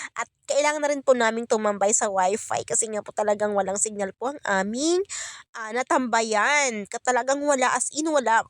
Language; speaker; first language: Filipino; non-native, local second language; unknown